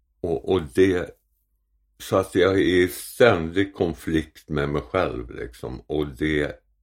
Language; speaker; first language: Swedish; native; Swedish